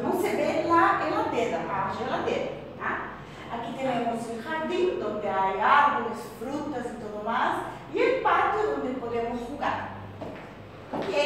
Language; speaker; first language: Portuguese; non-native, fluent; Spanish